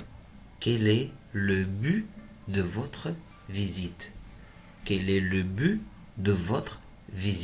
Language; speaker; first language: French; non-native, fluent; Arabic